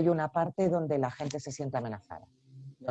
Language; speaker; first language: Spanish; native; Spanish